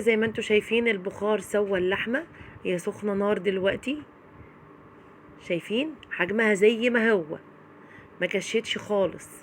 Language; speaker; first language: Arabic; native; Arabic